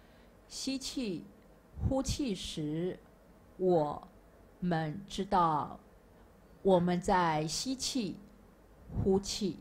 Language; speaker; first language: Chinese; native; Chinese